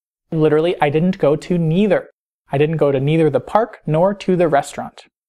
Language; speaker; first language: English; native; English